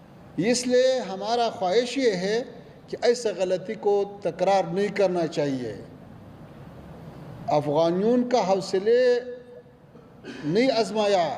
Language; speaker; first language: Hindi; non-native, fluent; Pashto